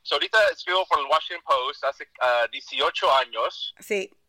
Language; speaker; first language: Spanish; early bilingual, heritage; Spanish